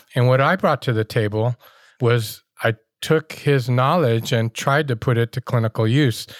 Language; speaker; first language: English; native; English